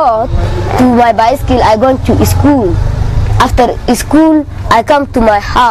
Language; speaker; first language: English; non-native, learner; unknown